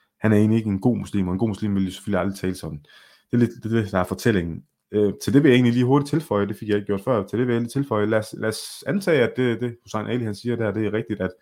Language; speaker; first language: Danish; early bilingual, other home language; Arabic